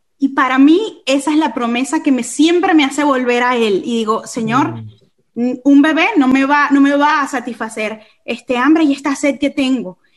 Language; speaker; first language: Spanish; native; Spanish